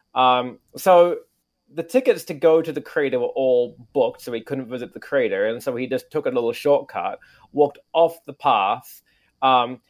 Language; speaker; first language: English; native; English